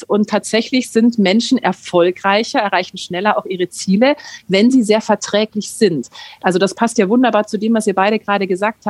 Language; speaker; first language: German; native; German